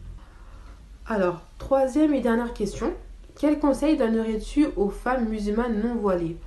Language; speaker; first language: French; early bilingual, other home language; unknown